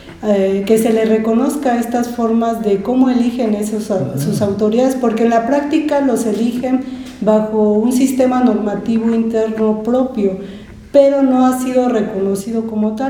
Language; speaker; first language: Spanish; native; Spanish